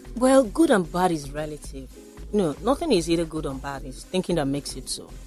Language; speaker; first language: English; non-native, local second language; Yoruba